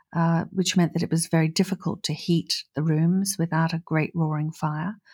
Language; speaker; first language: English; native; English